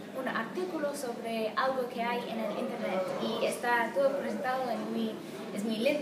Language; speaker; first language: Spanish; non-native, fluent; English